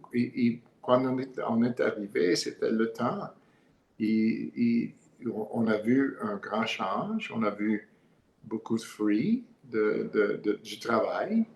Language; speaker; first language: French; non-native, learner; English